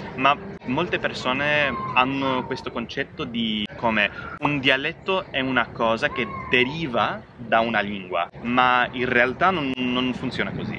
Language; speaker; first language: Italian; non-native, fluent; English